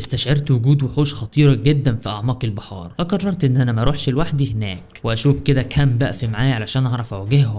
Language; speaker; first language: Arabic; native; Arabic